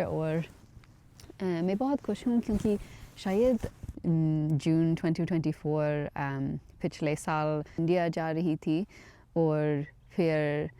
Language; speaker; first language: Hindi; non-native, learner; English